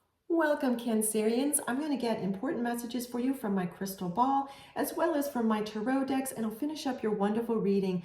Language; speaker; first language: English; native; English